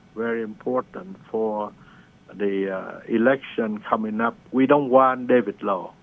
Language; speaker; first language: English; non-native, learner; Vietnamese